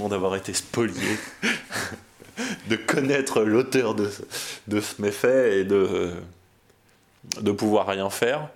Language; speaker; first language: French; native; French